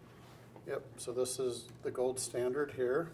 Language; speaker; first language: English; native; English